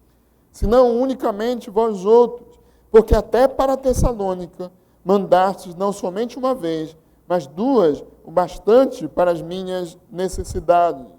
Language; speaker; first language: Portuguese; native; Portuguese